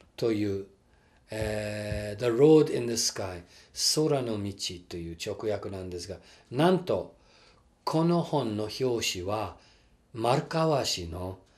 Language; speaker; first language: Japanese; non-native, fluent; English